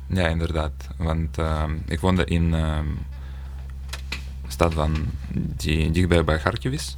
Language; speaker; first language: Dutch; non-native, learner; Ukrainian